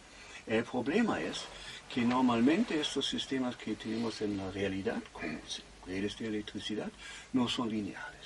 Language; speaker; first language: Spanish; non-native, fluent; German